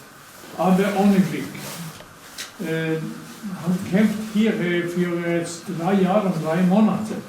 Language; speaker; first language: German; non-native, learner; Norwegian